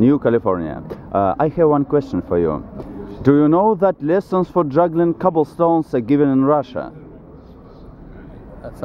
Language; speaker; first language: English; non-native, learner; Russian